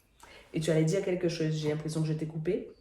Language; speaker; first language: French; native; French